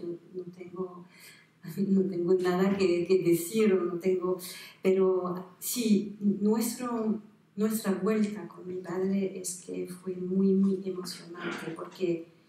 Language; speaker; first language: Spanish; non-native, fluent; French